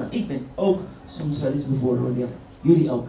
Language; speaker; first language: Dutch; native; Dutch